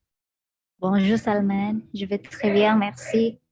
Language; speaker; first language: French; non-native, fluent; Indonesian